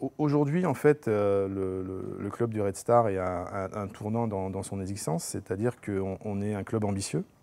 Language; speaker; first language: French; native; French